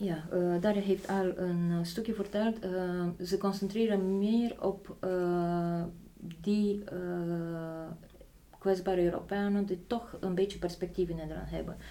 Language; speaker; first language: Dutch; non-native, fluent; Polish